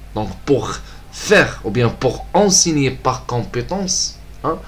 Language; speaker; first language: French; non-native, local second language; Arabic